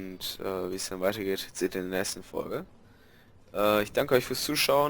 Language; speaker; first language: German; native; German